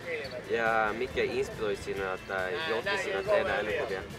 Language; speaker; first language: Finnish; non-native, learner; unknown